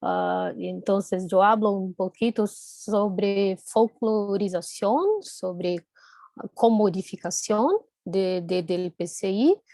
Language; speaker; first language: Spanish; non-native, fluent; Portuguese